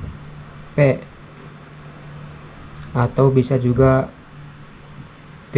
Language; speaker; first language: Indonesian; non-native, local second language; Javanese